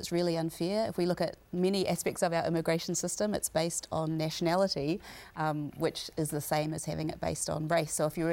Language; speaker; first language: English; native; English